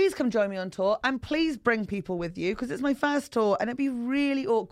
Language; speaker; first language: English; native; English